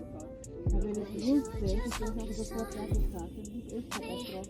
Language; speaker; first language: German; non-native, learner; Swahili